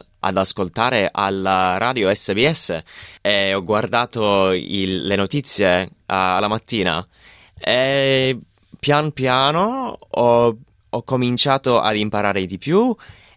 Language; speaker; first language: Italian; non-native, fluent; English